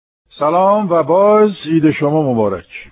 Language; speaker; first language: Persian; non-native, fluent; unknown